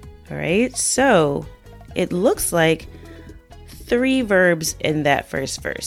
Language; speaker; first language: English; native; English